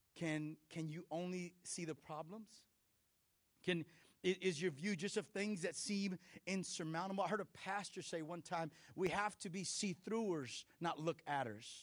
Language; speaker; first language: English; native; English